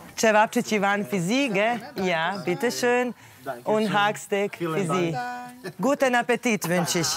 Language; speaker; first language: German; non-native, fluent; Croatian